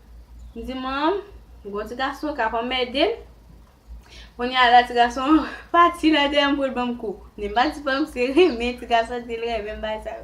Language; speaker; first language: French; non-native, learner; Haitian Creole